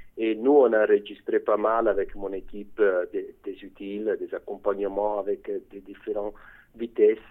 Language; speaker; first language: French; non-native, fluent; Italian